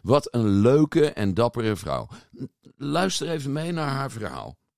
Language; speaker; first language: Dutch; native; Dutch